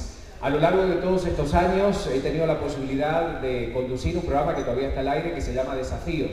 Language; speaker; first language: Spanish; native; Spanish